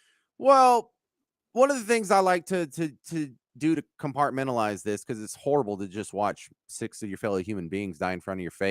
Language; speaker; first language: English; native; English